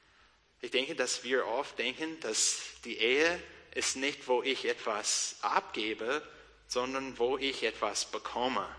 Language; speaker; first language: German; non-native, learner; English